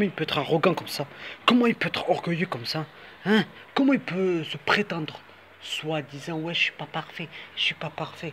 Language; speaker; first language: French; native; French